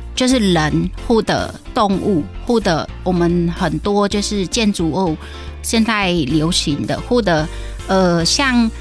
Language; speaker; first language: Chinese; non-native, fluent; Khmer